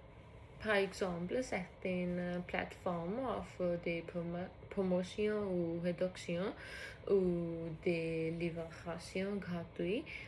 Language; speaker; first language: French; non-native, learner; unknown